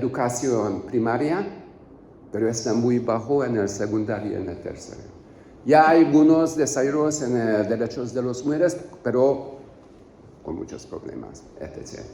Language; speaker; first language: Spanish; non-native, learner; Hungarian